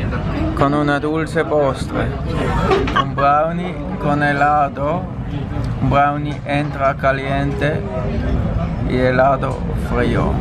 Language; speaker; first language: Spanish; non-native, learner; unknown